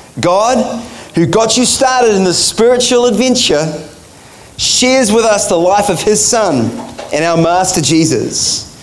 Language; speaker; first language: English; native; English